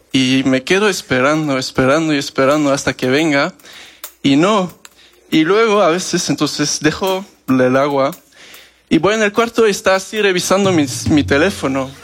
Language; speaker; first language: Spanish; non-native, fluent; French